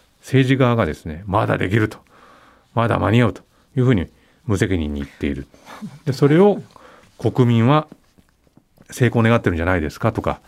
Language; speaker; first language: Japanese; native; Japanese